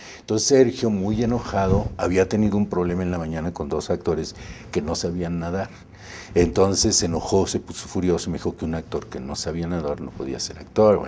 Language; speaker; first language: Spanish; native; Spanish